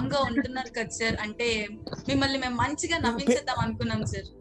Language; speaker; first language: Telugu; native; Telugu